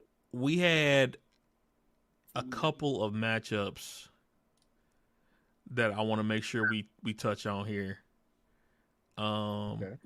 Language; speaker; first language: English; native; English